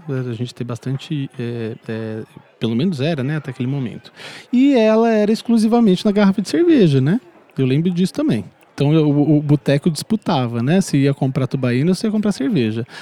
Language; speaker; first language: Portuguese; native; Portuguese